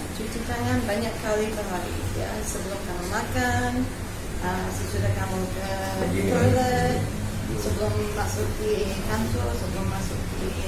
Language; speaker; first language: Indonesian; non-native, fluent; English